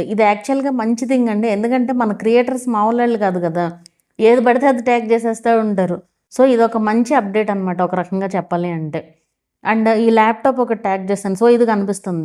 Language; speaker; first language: Telugu; native; Telugu